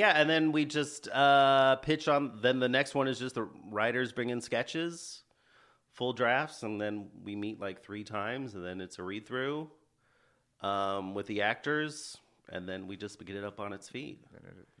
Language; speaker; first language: English; native; English